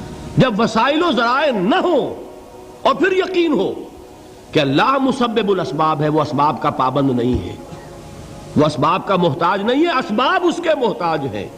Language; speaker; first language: Urdu; native; Urdu